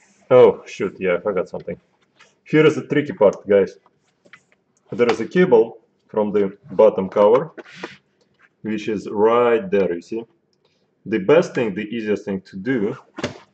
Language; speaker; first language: English; non-native, fluent; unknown